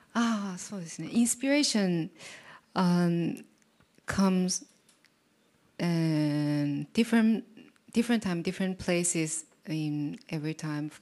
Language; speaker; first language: English; non-native, fluent; Japanese